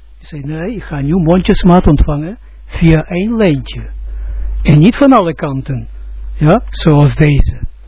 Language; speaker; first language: Dutch; non-native, fluent; Russian